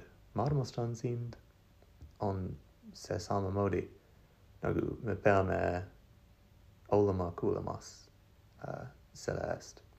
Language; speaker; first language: Estonian; non-native, learner; English